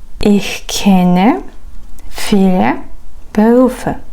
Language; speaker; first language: German; non-native, fluent; Ukrainian